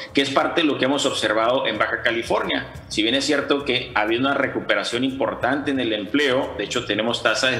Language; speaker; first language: Spanish; native; Spanish